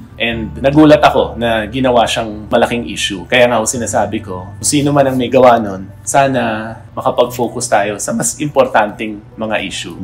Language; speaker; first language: Filipino; native; Filipino